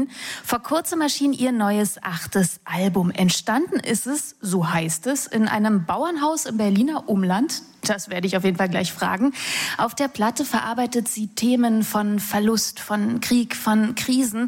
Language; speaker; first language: German; native; German